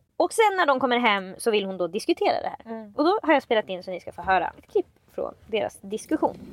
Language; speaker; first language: Swedish; native; Swedish